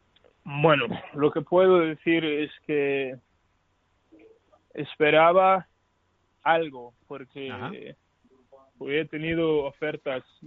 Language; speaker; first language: Spanish; non-native, learner; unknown